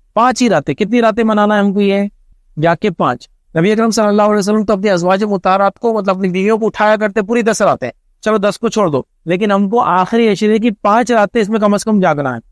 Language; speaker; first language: Urdu; native; Urdu